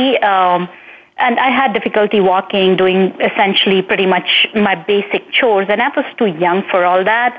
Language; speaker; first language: English; non-native, local second language; Hindi